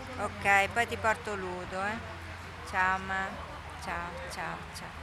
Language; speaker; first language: Italian; native; Italian